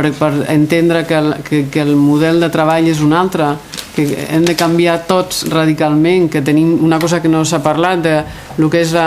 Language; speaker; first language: Catalan; native; Catalan